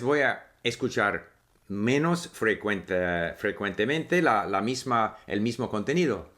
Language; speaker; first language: Spanish; non-native, fluent; English